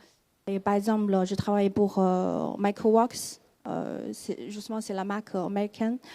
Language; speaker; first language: French; non-native, fluent; Chinese